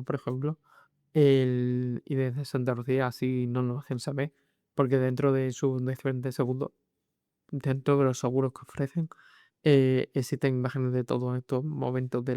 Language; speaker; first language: Spanish; native; Spanish